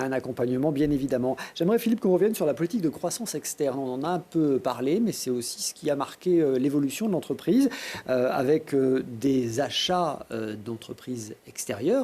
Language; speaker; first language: French; native; French